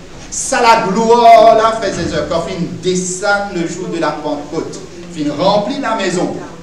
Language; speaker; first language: French; non-native, local second language; Morisyen